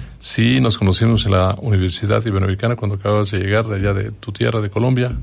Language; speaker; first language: Spanish; native; Spanish